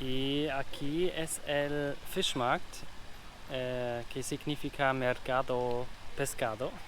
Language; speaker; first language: Spanish; non-native, learner; German